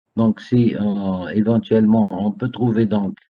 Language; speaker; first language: French; non-native, local second language; Arabic